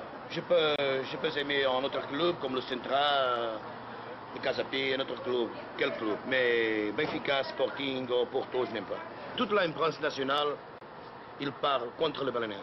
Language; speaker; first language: French; non-native, learner; Portuguese